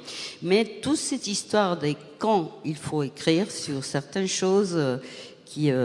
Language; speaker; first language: French; non-native, fluent; Spanish